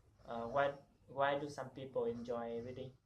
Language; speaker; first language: English; non-native, learner; Vietnamese